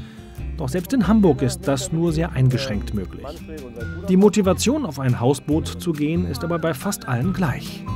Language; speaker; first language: German; native; German